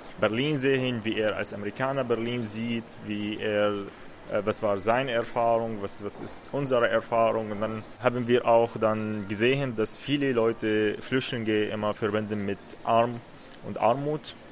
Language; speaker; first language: German; non-native, learner; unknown